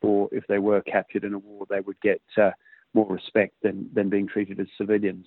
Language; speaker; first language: English; native; English